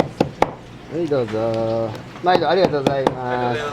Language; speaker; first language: Japanese; native; Japanese